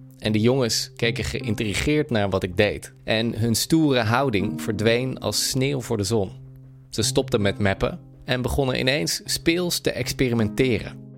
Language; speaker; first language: Dutch; native; Dutch